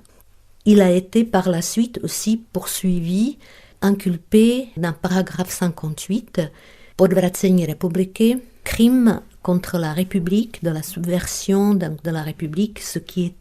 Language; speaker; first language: French; non-native, fluent; Czech